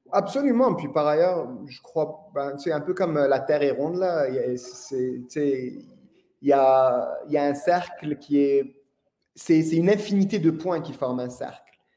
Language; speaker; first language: French; non-native, local second language; Arabic